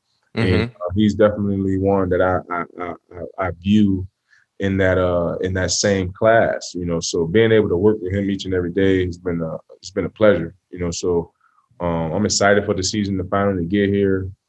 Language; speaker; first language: English; native; English